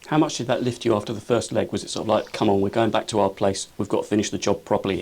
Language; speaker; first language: English; native; English